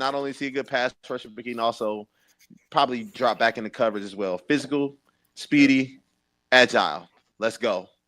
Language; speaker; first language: English; native; English